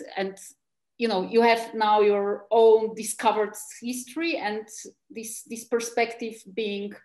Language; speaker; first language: English; non-native, fluent; Polish